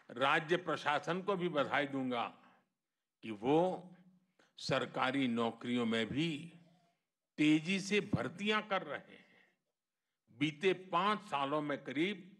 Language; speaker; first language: Hindi; non-native, local second language; Gujarati